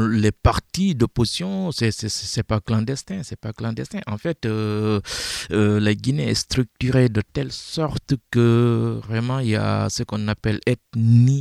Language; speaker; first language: French; non-native, local second language; Fula